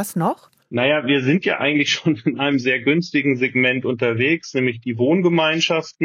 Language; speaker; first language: German; native; German